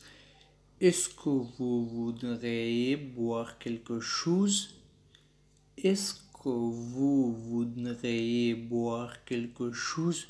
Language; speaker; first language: French; non-native, learner; Pashto